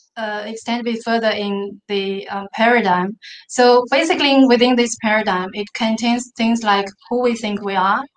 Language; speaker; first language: English; non-native, fluent; Chinese